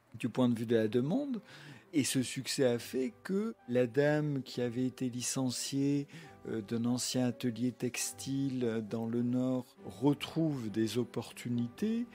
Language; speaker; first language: French; native; French